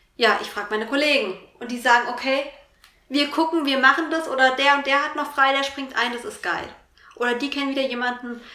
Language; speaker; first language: German; native; German